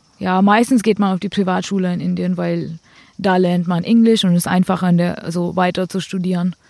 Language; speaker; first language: German; non-native, fluent; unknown